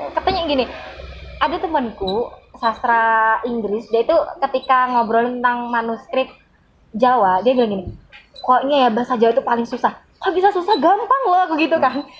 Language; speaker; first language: Indonesian; native; Indonesian